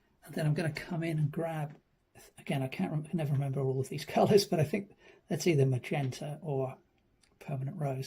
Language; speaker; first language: English; native; English